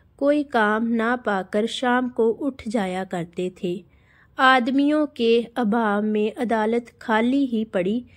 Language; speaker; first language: Hindi; non-native, local second language; Punjabi